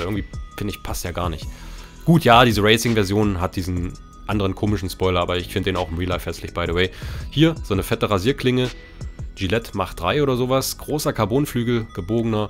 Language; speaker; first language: German; native; German